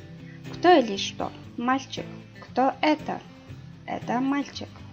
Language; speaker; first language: Russian; non-native, learner; Mongolian